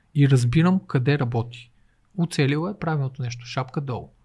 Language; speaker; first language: Bulgarian; native; Bulgarian